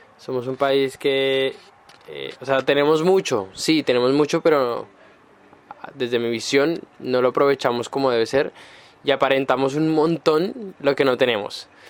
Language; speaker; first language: Spanish; native; Spanish